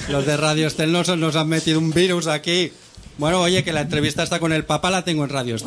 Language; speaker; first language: Spanish; native; Spanish